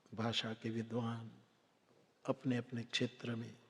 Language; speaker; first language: Hindi; non-native, local second language; Gujarati